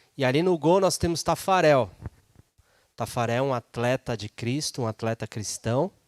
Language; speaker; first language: Portuguese; native; Portuguese